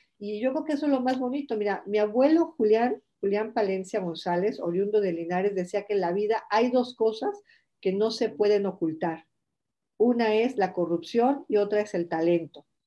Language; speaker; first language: Spanish; native; Spanish